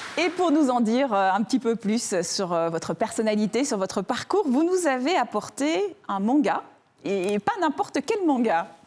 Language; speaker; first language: French; native; French